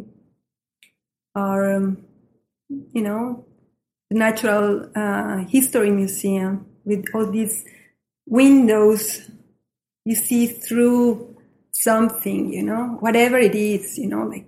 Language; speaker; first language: English; non-native, fluent; Spanish